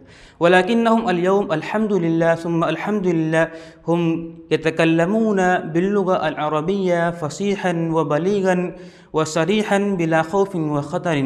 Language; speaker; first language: Arabic; non-native, fluent; Urdu